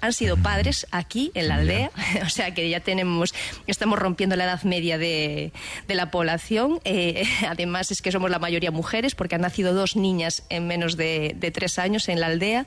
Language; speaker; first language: Spanish; native; Spanish